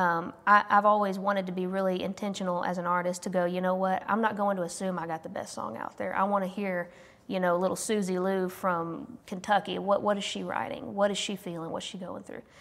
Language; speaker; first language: English; native; English